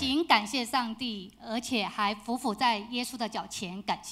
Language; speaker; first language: Chinese; native; Chinese